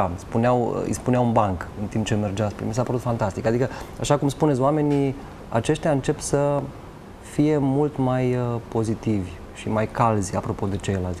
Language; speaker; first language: Romanian; native; Romanian